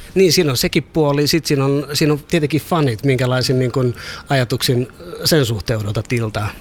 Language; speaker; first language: Finnish; native; Finnish